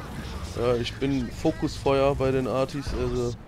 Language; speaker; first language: German; native; German